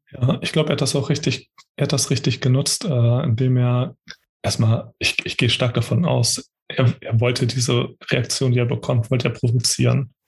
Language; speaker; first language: German; early bilingual, other home language; Portuguese